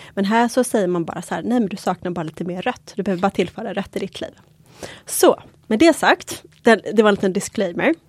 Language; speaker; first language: Swedish; early bilingual, other home language; Polish